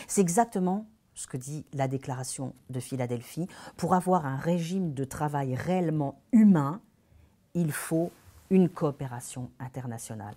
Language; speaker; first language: French; native; French